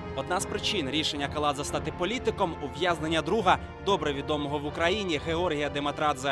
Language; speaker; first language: Ukrainian; native; Ukrainian